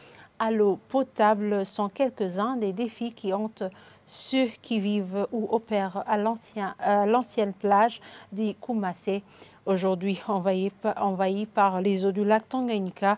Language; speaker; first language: French; non-native, local second language; Rundi